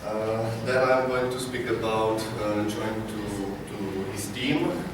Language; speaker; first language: English; non-native, learner; Czech